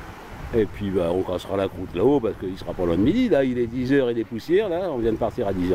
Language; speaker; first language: French; native; French